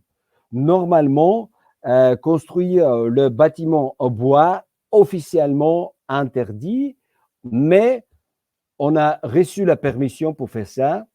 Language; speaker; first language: French; non-native, fluent; Georgian